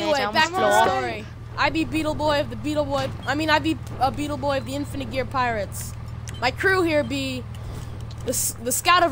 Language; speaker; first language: English; native; English